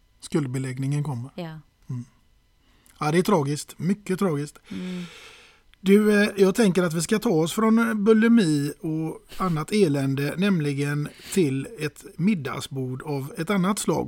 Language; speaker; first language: Swedish; native; Swedish